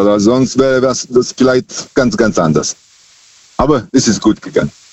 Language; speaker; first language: German; native; German